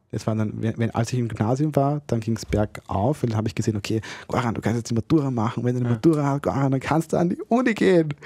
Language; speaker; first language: German; early bilingual, other home language; Bosnian